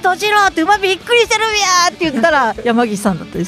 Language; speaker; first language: Japanese; native; Japanese